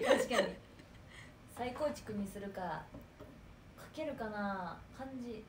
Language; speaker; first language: Japanese; native; Japanese